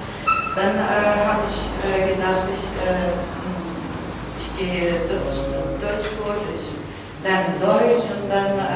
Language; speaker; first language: German; non-native, learner; Persian